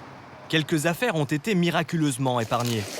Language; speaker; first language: French; native; French